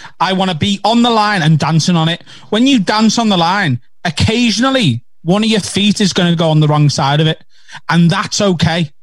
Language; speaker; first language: English; native; English